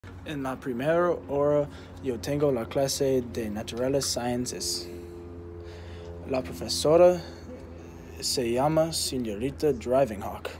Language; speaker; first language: Spanish; non-native, learner; English